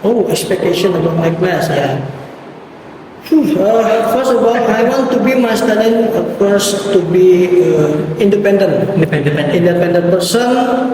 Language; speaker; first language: English; non-native, learner; Indonesian